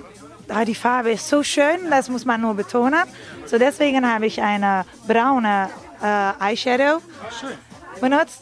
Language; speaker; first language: German; non-native, learner; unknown